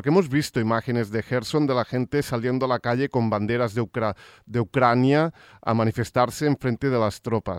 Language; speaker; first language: Spanish; non-native, local second language; Catalan